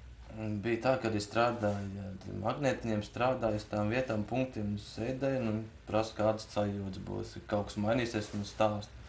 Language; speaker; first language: Latvian; native; Latvian